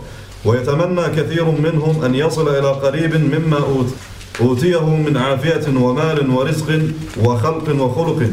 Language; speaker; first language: Arabic; native; Arabic